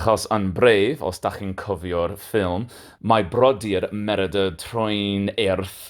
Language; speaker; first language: Welsh; non-native, learner; English